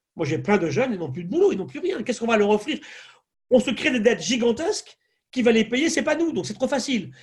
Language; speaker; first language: French; native; French